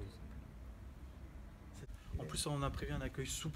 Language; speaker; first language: French; native; French